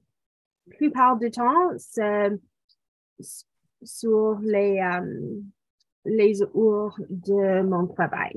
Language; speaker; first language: French; non-native, local second language; English